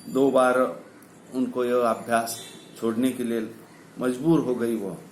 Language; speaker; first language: Hindi; non-native, local second language; Marathi